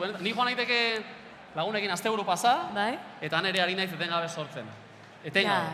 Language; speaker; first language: Basque; native; Basque